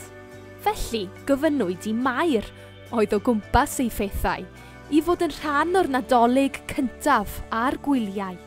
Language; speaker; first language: Welsh; native; Welsh